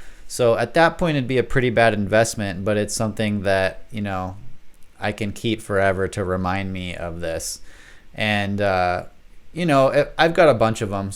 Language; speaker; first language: English; native; English